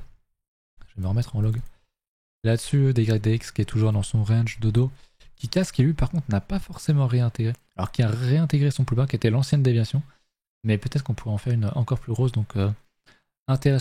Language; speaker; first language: French; native; French